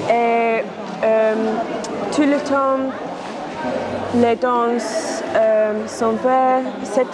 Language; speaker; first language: French; non-native, learner; English